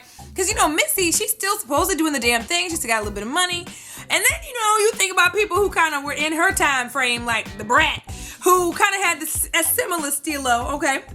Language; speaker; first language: English; native; English